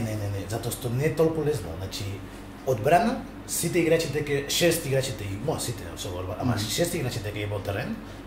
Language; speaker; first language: Macedonian; non-native, learner; Spanish